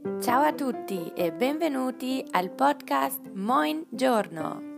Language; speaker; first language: Italian; non-native, fluent; German